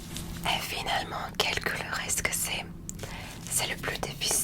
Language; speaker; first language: French; non-native, learner; English